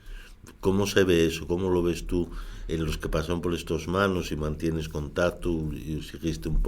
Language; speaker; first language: Spanish; native; Spanish